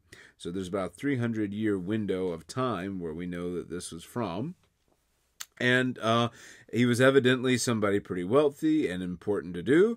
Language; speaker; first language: English; native; English